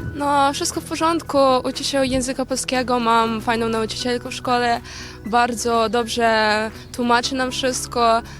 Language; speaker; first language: Polish; non-native, learner; Ukrainian